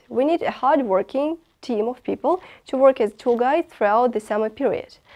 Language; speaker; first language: English; non-native, fluent; Russian